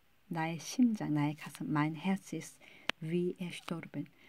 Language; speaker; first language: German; non-native, fluent; Korean